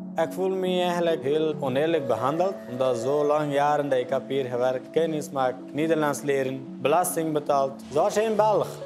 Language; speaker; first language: Dutch; non-native, learner; Persian